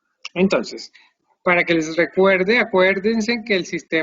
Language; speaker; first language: Spanish; native; Spanish